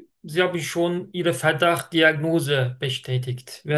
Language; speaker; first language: German; non-native, fluent; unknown